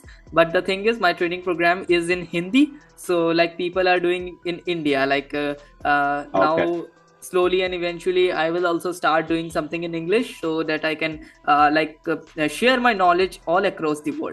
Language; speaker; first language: English; non-native, local second language; Hindi